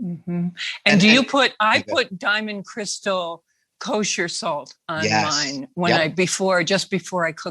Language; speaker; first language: English; native; English